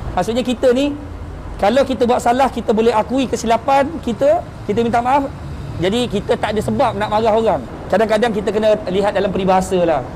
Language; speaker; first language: Malay; native; Malay